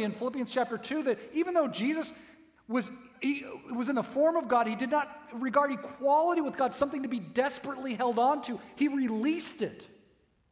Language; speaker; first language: English; native; English